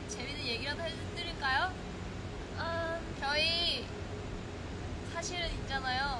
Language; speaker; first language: Korean; non-native, fluent; Chinese